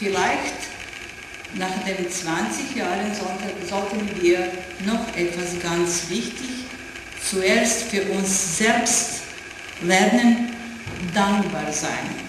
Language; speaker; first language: German; non-native, learner; Serbian